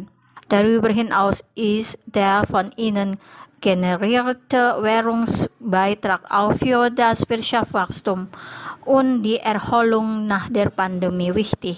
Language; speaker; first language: German; non-native, fluent; Indonesian